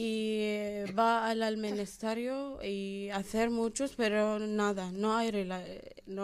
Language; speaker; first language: Spanish; non-native, learner; Arabic